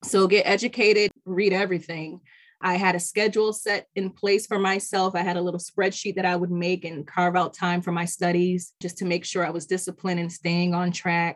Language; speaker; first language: English; native; English